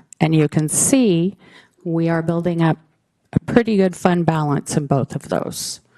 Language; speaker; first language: English; native; English